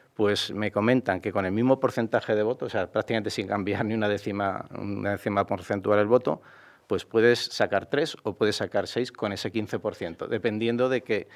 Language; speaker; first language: Spanish; native; Spanish